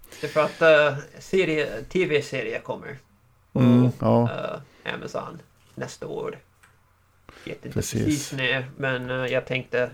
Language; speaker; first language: Swedish; non-native, learner; English